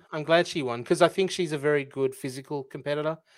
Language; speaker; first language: English; early bilingual, other home language; Filipino